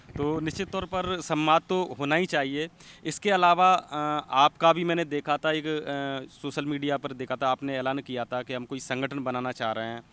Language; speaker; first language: Hindi; native; Hindi